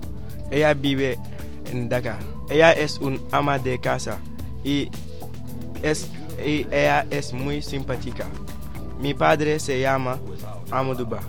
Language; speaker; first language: Spanish; non-native, learner; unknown